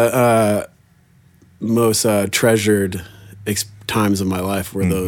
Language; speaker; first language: English; native; English